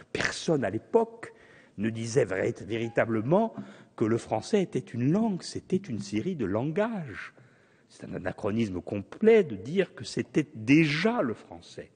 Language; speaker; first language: French; native; French